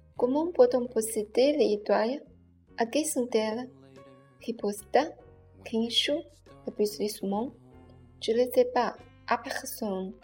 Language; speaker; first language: French; non-native, learner; Chinese